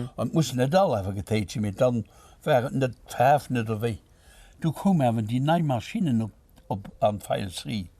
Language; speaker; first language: Luxembourgish; native; Luxembourgish